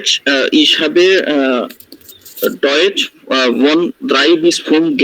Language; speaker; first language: German; non-native, learner; Bangla